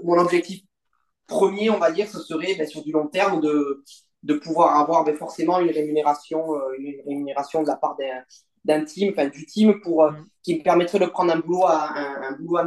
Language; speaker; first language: French; native; French